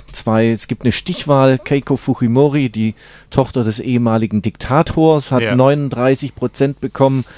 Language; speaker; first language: German; native; German